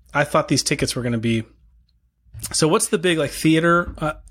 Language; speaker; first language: English; native; English